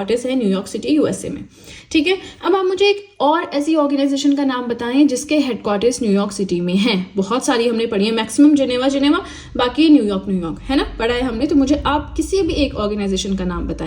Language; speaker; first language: Hindi; native; Hindi